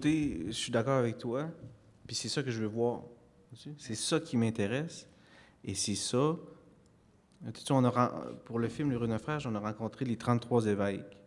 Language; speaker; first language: French; native; French